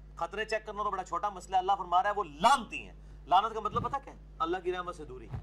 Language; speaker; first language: Urdu; non-native, local second language; Punjabi